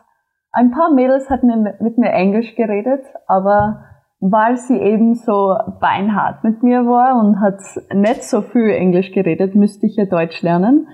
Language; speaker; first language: German; non-native, fluent; English